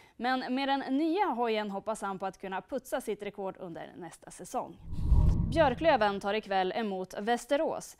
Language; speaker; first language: Swedish; native; Swedish